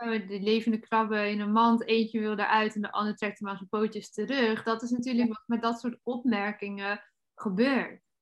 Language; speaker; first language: Dutch; native; Dutch